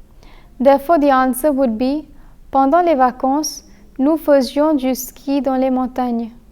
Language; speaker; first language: French; non-native, fluent; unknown